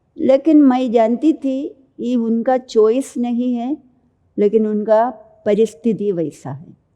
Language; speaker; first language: Hindi; non-native, local second language; Malayalam